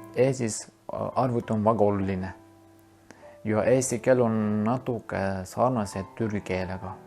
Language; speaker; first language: Estonian; non-native, learner; Turkish